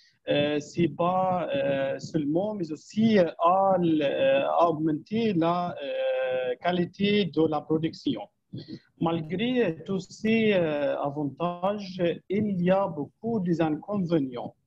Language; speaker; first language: French; non-native, fluent; Arabic